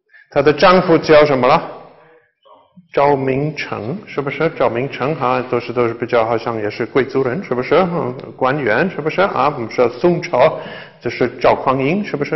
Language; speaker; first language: Chinese; non-native, fluent; German